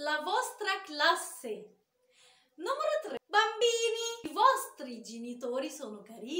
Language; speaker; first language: Italian; non-native, fluent; Arabic